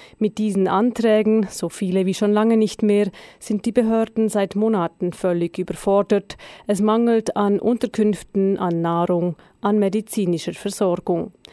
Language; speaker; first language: German; native; German